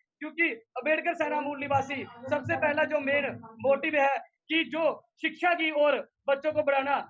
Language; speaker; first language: Hindi; non-native, local second language; Dogri